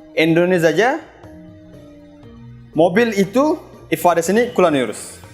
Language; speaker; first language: Turkish; non-native, fluent; Indonesian